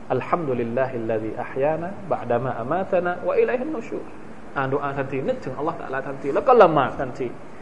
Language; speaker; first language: Thai; non-native, local second language; Malay